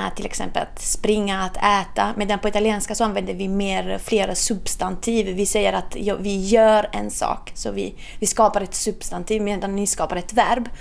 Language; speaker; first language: Swedish; non-native, fluent; Italian